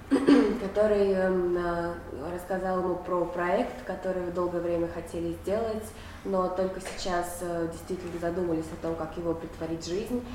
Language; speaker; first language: Russian; native; Russian